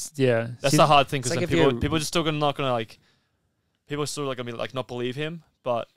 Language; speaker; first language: English; native; English